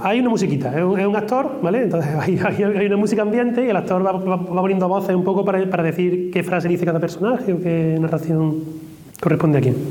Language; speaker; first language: Spanish; native; Spanish